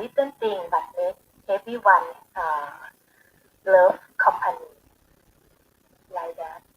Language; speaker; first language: English; non-native, learner; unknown